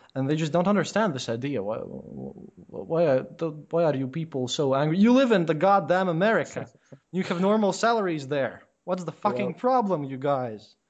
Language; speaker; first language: English; non-native, fluent; Latvian